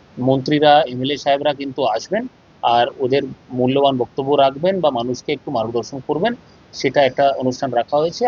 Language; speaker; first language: Bangla; non-native, local second language; Hindi